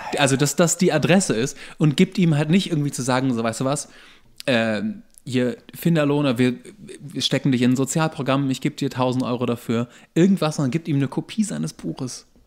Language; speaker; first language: German; native; German